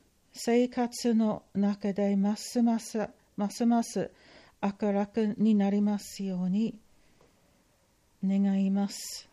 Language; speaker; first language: Japanese; non-native, fluent; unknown